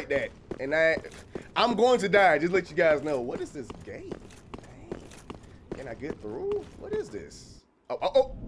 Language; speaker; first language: English; native; English